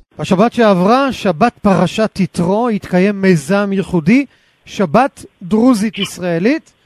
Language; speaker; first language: Hebrew; native; Hebrew